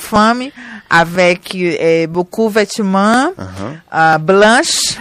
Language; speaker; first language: French; non-native, learner; Portuguese